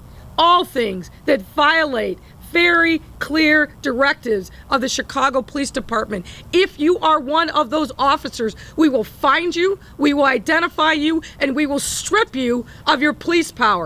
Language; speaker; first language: English; native; English